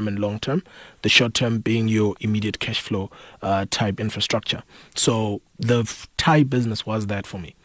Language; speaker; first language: English; non-native, local second language; North Ndebele